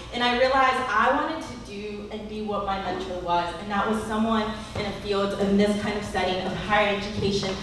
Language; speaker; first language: English; native; English